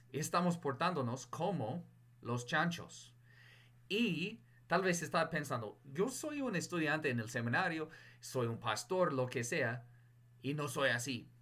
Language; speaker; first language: Spanish; non-native, fluent; English